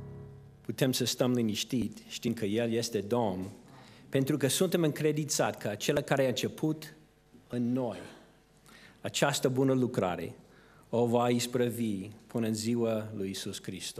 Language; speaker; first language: Romanian; non-native, fluent; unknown